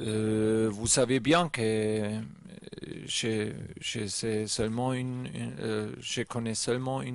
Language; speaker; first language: French; non-native, learner; German